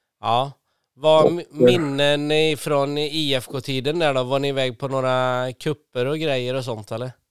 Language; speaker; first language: Swedish; native; Swedish